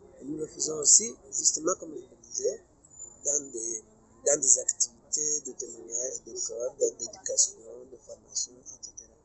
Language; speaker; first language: French; non-native, local second language; Kinyarwanda